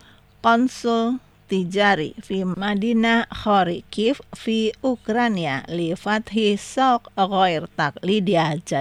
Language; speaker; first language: Arabic; non-native, fluent; Indonesian